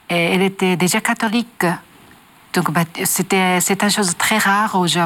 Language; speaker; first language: French; non-native, learner; Japanese